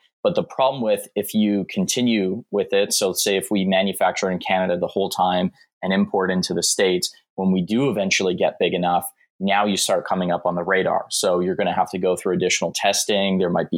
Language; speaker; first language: English; native; English